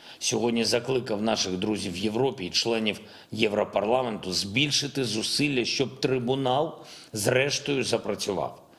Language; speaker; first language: Ukrainian; non-native, local second language; Russian